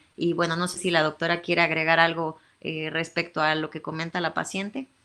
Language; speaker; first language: Spanish; native; Spanish